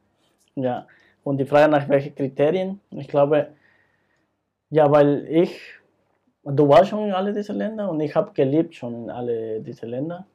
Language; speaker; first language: German; non-native, fluent; Spanish